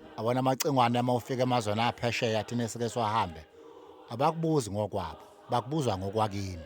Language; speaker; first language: Zulu; native; Zulu